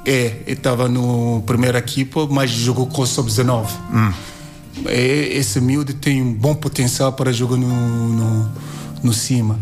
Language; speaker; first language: Portuguese; non-native, learner; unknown